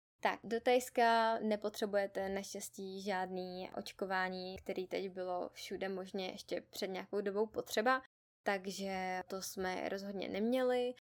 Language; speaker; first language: Czech; native; Czech